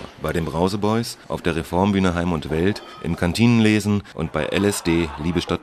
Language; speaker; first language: German; native; German